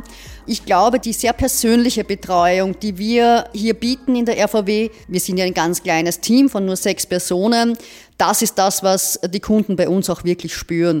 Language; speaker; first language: German; native; German